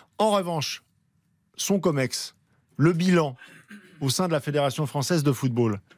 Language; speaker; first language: French; native; French